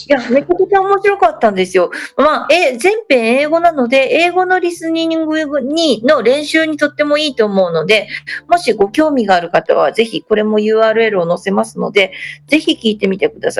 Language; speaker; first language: Japanese; native; Japanese